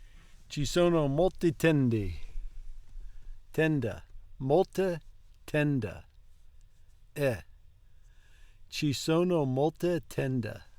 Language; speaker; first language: Italian; non-native, learner; English